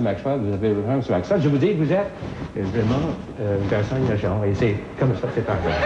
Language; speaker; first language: French; non-native, fluent; English